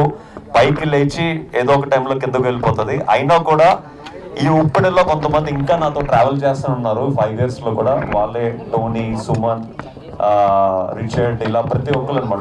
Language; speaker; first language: Telugu; native; Telugu